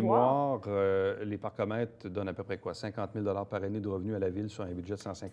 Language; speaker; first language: French; native; French